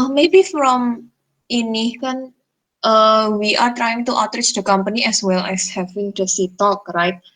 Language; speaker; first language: English; non-native, fluent; Indonesian